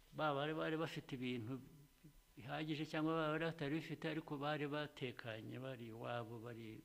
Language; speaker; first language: Kinyarwanda; early bilingual, heritage; Kinyarwanda